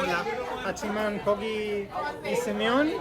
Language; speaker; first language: Korean; non-native, learner; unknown